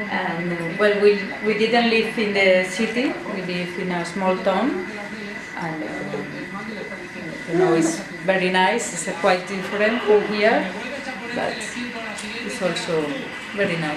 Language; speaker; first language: English; non-native, fluent; Spanish